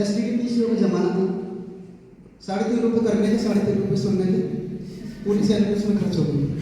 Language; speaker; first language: Hindi; native; Hindi